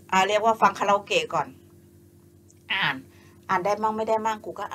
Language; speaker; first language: Swedish; non-native, learner; Thai